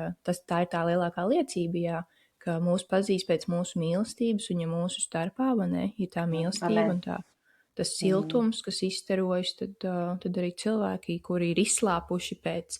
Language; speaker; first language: Latvian; native; Latvian